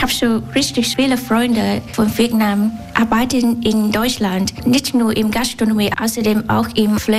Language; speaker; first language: German; non-native, learner; Vietnamese